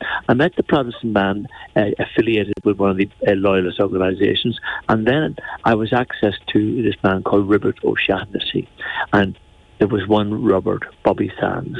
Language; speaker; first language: English; native; English